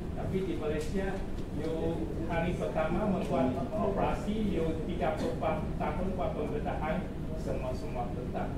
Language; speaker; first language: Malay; non-native, local second language; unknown